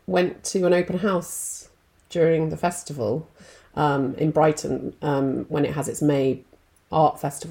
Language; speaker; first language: English; native; English